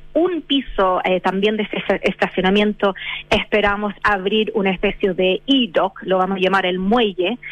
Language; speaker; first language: Spanish; non-native, fluent; English